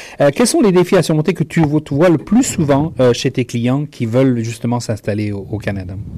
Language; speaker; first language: French; native; French